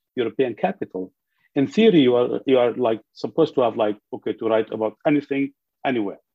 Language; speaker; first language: English; non-native, fluent; Arabic